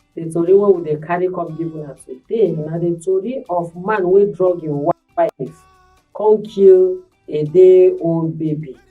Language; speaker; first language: Nigerian Pidgin; native; Nigerian Pidgin